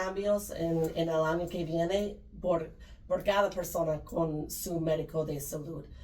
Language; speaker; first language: Spanish; non-native, learner; English